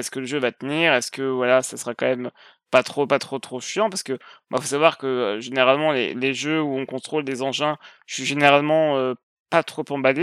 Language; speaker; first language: French; native; French